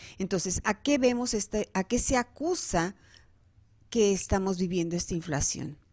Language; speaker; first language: Spanish; native; Spanish